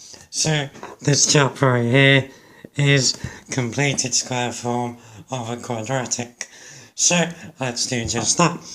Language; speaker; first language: English; native; English